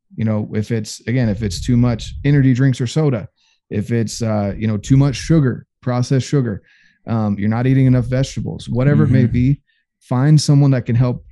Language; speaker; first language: English; native; English